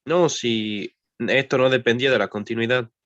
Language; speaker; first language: Spanish; native; Spanish